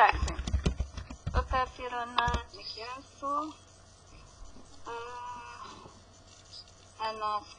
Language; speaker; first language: Greek; non-native, learner; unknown